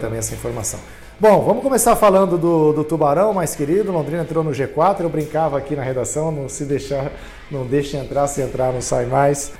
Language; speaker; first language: Portuguese; native; Portuguese